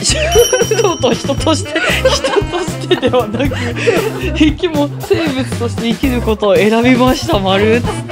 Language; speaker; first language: Japanese; native; Japanese